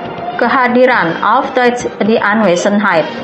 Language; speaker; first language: German; non-native, fluent; Indonesian